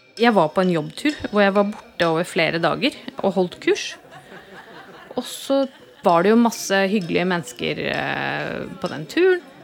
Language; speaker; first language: Norwegian; native; Norwegian